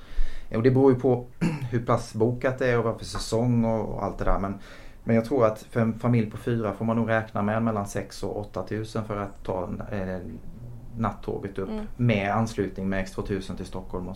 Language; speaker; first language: Swedish; native; Swedish